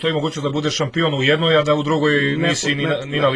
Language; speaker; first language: Serbian; native; Serbian